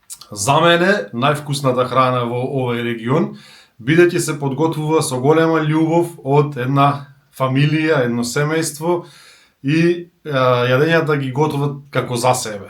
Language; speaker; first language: Macedonian; native; Macedonian